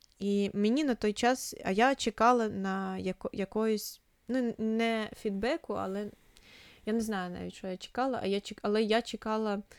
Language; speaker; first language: Ukrainian; non-native, local second language; Russian